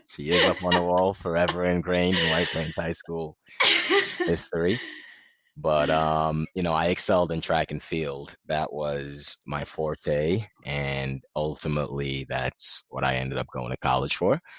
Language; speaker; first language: English; early bilingual, other home language; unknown